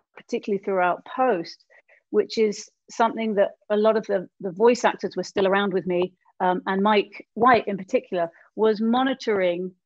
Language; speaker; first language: English; native; English